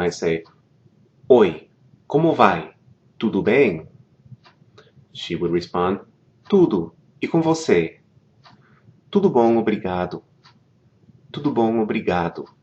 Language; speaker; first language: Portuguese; non-native, fluent; English